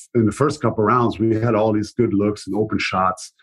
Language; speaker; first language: English; non-native, fluent; German